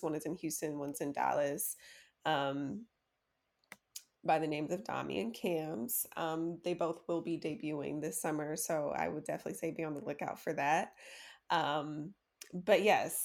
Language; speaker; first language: English; native; English